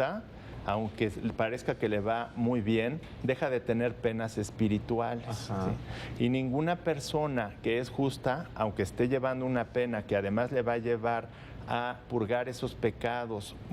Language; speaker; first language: Spanish; native; Spanish